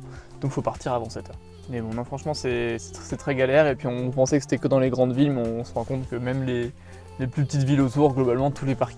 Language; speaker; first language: French; native; French